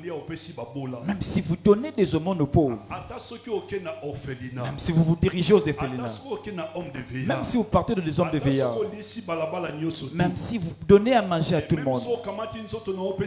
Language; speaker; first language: French; non-native, local second language; Lingala